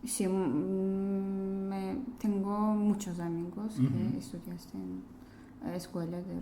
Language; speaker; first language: Spanish; non-native, learner; Azerbaijani